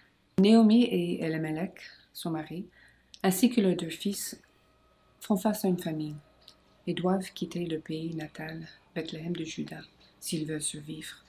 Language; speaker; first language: French; non-native, local second language; English